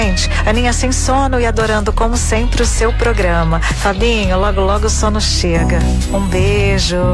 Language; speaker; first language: Portuguese; native; Portuguese